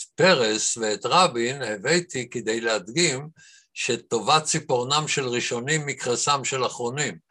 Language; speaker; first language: Hebrew; native; Hebrew